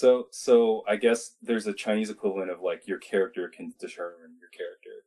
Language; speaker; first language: English; early bilingual, other home language; Chinese